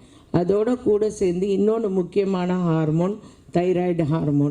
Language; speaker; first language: Tamil; native; Tamil